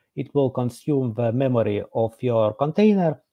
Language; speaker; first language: English; non-native, fluent; Estonian